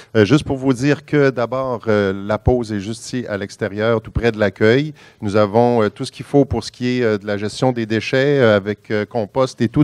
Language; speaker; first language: French; native; French